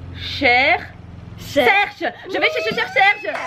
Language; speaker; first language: French; native; French